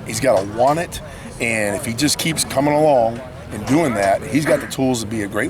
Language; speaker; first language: English; native; English